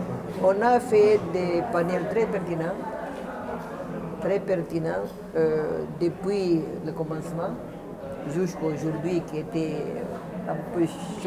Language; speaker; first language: French; non-native, fluent; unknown